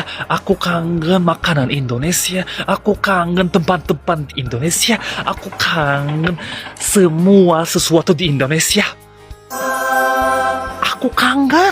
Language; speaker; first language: Indonesian; non-native, learner; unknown